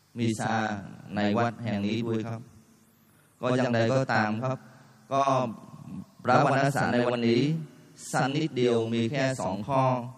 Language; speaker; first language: Thai; non-native, fluent; Vietnamese